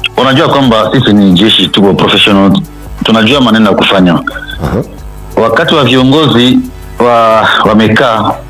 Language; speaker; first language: Swahili; non-native, local second language; Kinyarwanda